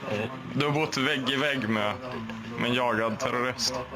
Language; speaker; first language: Swedish; native; Swedish